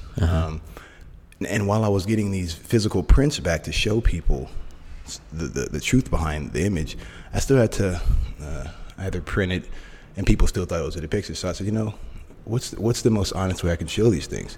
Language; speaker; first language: English; native; English